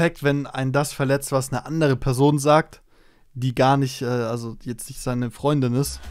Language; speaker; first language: German; native; German